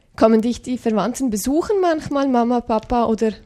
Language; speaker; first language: German; native; German